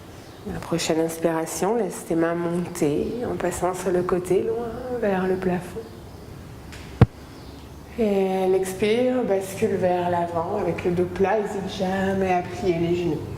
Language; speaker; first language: French; native; French